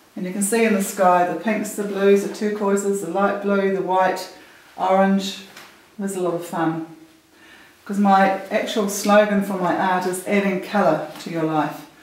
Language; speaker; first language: English; native; English